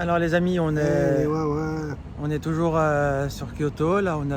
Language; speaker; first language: French; native; French